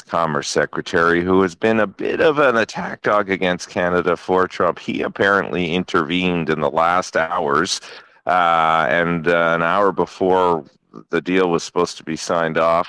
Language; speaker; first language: English; native; English